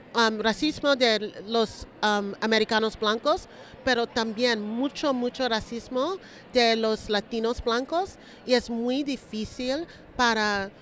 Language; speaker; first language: Spanish; early bilingual, heritage; Spanish